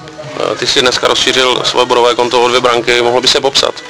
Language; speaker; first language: Czech; native; Czech